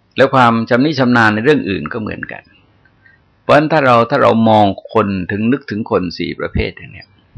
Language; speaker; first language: Thai; native; Thai